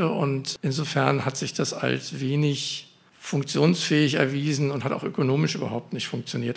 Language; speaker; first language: German; native; German